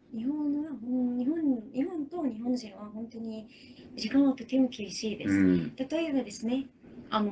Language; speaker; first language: Japanese; non-native, learner; Arabic